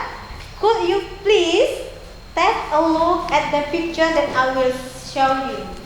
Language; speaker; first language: English; non-native, learner; Indonesian